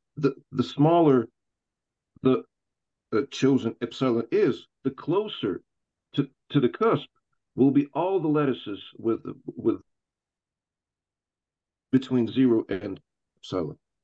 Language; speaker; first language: English; non-native, fluent; Russian